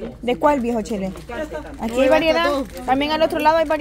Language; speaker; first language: Spanish; native; Spanish